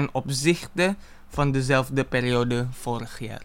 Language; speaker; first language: Dutch; non-native, fluent; Indonesian